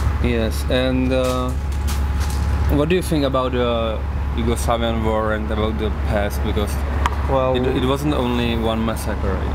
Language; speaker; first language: English; non-native, fluent; Czech